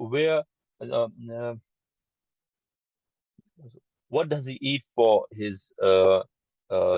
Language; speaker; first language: English; non-native, learner; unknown